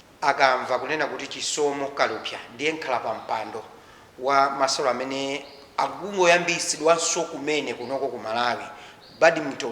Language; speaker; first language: Nyanja; native; Nyanja